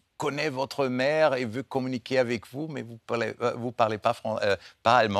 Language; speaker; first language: French; non-native, fluent; German